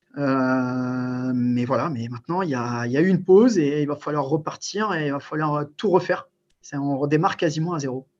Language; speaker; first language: French; early bilingual, other home language; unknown